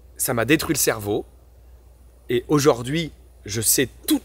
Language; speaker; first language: French; native; French